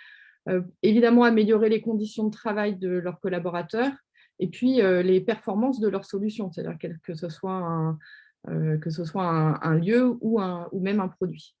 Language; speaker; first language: French; native; French